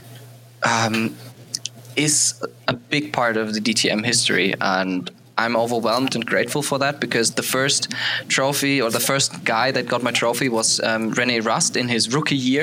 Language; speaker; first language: English; non-native, fluent; German